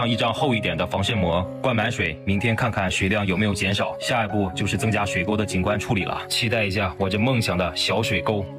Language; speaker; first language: Chinese; native; Chinese